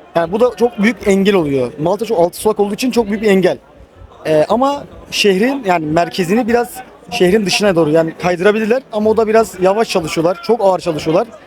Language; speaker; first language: Turkish; native; Turkish